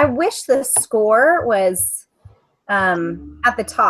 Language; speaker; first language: English; native; English